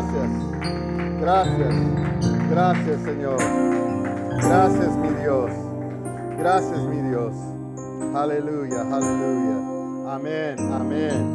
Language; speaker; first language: Spanish; early bilingual, heritage; English